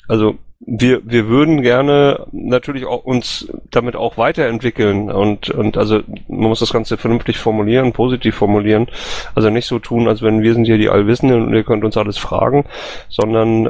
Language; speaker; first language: German; native; German